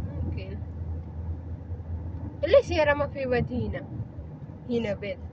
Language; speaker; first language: Arabic; non-native, learner; Filipino